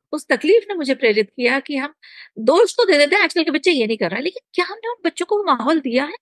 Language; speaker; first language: Hindi; native; Hindi